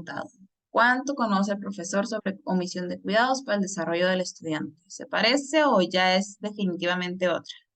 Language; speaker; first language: Spanish; native; Spanish